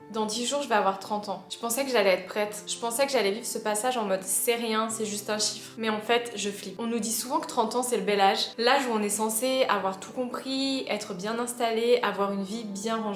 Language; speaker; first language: French; native; French